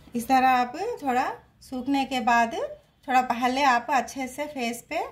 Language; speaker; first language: Hindi; non-native, local second language; Telugu